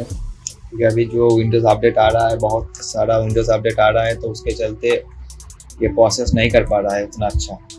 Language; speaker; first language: Hindi; non-native, local second language; Bangla